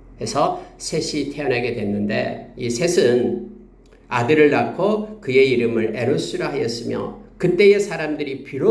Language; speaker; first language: Korean; native; Korean